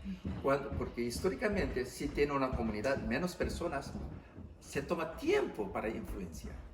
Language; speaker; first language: Spanish; non-native, fluent; English